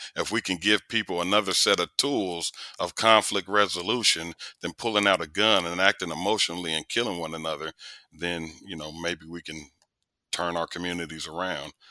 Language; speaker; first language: English; native; English